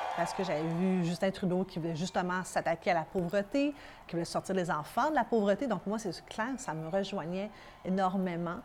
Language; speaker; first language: French; early bilingual, other home language; Arabic